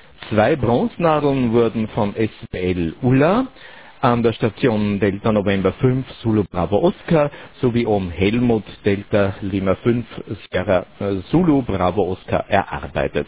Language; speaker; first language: German; native; German